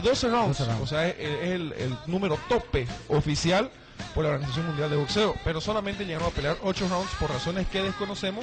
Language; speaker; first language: Spanish; native; Spanish